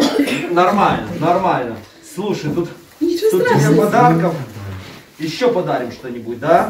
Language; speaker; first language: Russian; native; Russian